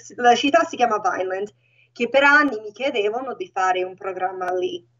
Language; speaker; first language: Italian; native; Italian